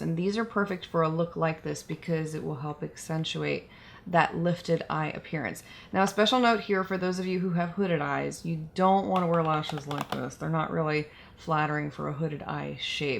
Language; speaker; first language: English; native; English